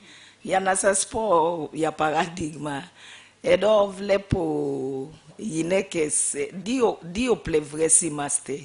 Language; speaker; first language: Greek; non-native, fluent; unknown